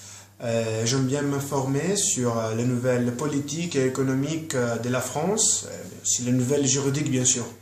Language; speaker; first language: French; non-native, fluent; Greek